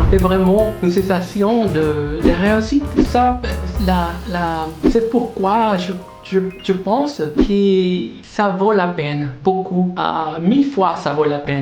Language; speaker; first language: French; non-native, learner; Spanish